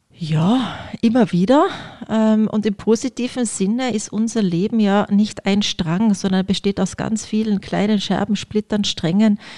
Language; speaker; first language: German; early bilingual, other home language; Polish